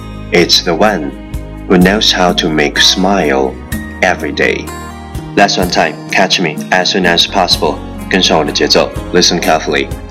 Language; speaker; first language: English; non-native, fluent; Chinese